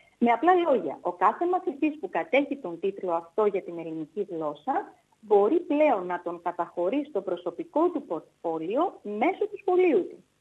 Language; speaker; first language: Greek; native; Greek